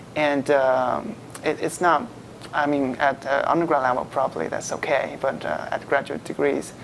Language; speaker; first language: English; non-native, fluent; Chinese